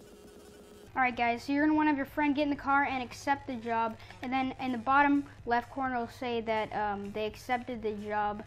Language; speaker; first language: English; native; English